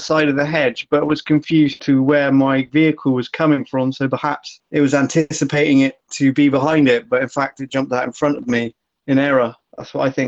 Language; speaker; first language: English; native; English